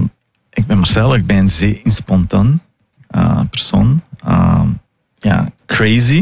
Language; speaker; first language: Dutch; early bilingual, heritage; Portuguese